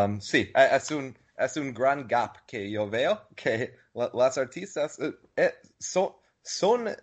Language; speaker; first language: Spanish; non-native, learner; English